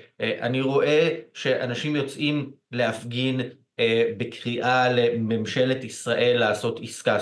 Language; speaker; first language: Hebrew; native; Hebrew